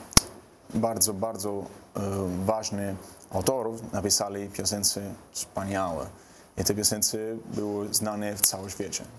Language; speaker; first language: Polish; non-native, learner; Italian